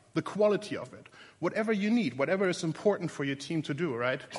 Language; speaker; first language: English; non-native, fluent; German